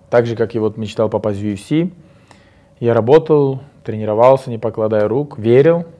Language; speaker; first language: Russian; non-native, local second language; Uzbek